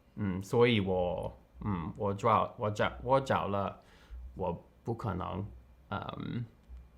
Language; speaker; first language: Chinese; non-native, learner; English